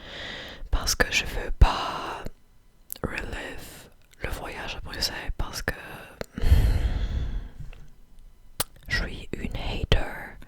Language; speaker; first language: French; non-native, fluent; English